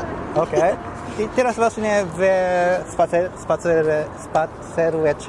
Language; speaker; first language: Polish; non-native, learner; Japanese